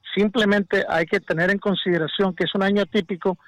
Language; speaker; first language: Spanish; native; Spanish